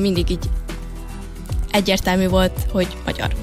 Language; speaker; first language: Hungarian; early bilingual, heritage; Hungarian